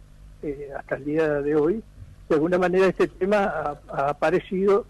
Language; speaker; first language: Spanish; native; Spanish